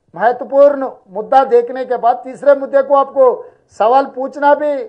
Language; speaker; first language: Hindi; non-native, local second language; Telugu